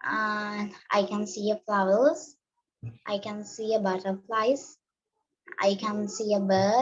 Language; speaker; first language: English; non-native, learner; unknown